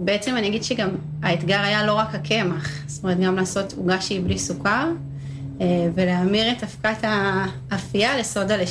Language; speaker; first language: Hebrew; native; Hebrew